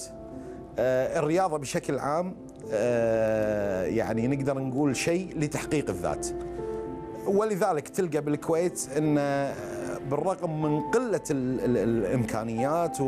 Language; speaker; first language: Arabic; native; Arabic